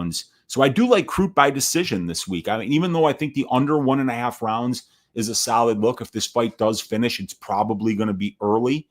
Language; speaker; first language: English; native; English